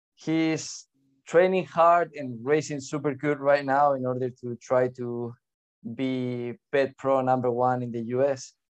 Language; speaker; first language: English; non-native, fluent; Spanish